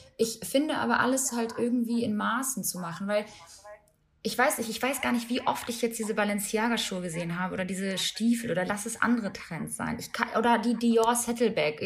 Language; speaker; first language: German; early bilingual, other home language; Albanian